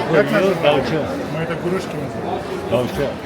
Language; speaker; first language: Russian; native; Russian